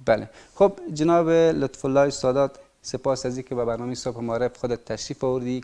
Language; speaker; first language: Persian; native; Persian